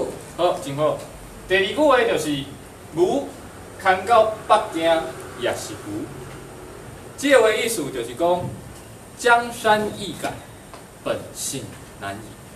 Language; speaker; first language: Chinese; native; Chinese